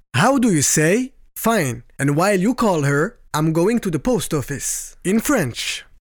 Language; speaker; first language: English; non-native, fluent; French